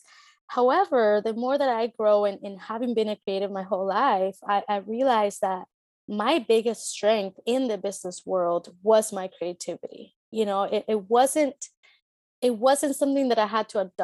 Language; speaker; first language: English; early bilingual, other home language; Spanish